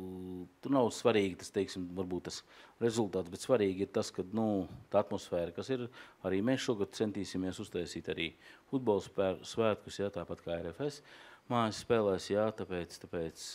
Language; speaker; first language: Latvian; native; Latvian